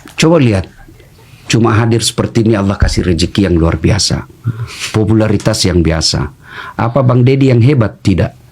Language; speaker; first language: Indonesian; non-native, local second language; Buginese